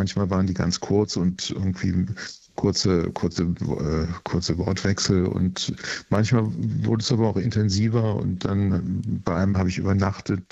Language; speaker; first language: German; native; German